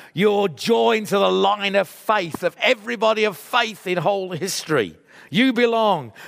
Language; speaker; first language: English; native; English